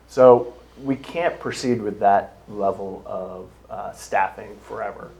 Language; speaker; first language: English; native; English